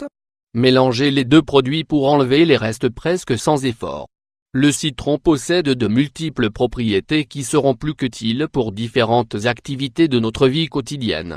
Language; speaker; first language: French; native; French